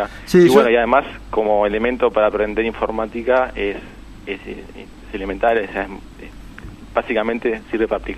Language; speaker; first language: Spanish; native; Spanish